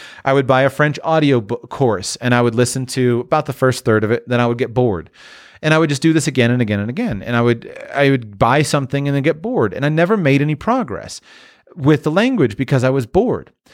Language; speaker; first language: English; native; English